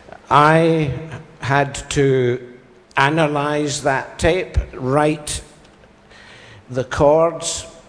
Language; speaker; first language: English; native; English